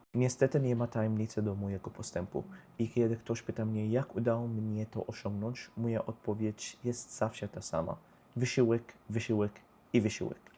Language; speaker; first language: Polish; non-native, learner; Arabic